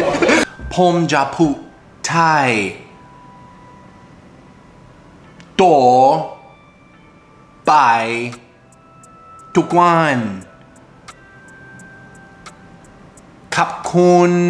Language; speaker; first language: Thai; non-native, learner; English